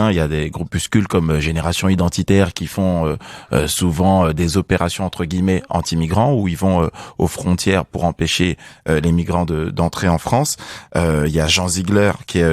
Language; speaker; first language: French; native; French